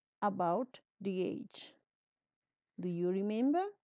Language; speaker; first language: English; non-native, learner; Spanish